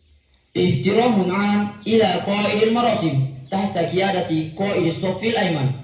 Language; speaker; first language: Arabic; non-native, learner; Indonesian